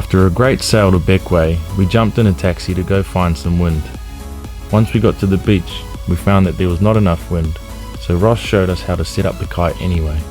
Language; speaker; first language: English; native; English